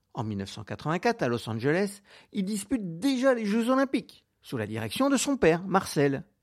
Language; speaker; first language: French; native; French